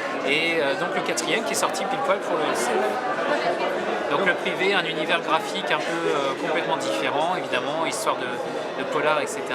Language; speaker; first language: French; native; French